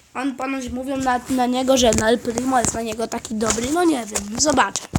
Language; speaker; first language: Polish; native; Polish